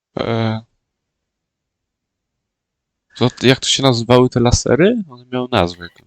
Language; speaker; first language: Polish; native; Polish